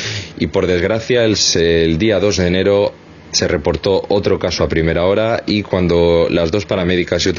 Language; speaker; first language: Spanish; native; Spanish